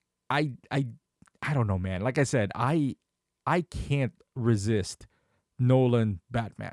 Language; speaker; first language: English; native; English